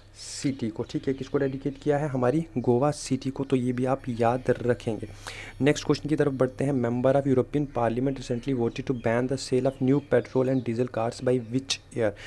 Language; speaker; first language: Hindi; non-native, local second language; Kashmiri